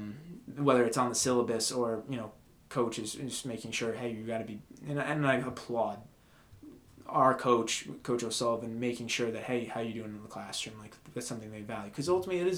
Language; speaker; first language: English; native; English